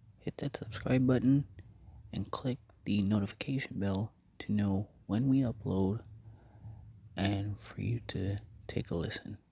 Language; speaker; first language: English; native; English